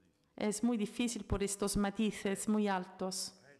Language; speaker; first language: Spanish; non-native, fluent; Italian